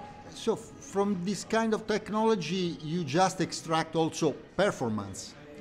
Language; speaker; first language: English; non-native, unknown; Italian